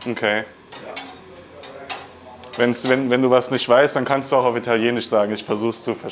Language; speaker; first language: German; native; German